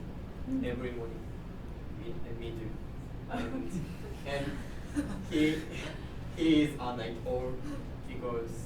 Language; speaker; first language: English; non-native, learner; Japanese